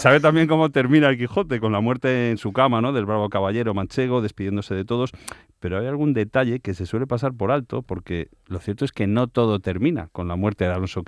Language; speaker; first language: Spanish; native; Spanish